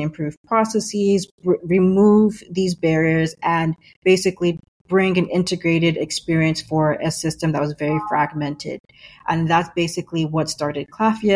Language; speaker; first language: English; native; English